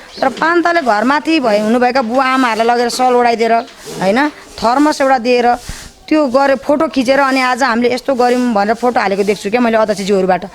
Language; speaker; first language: Nepali; native; Nepali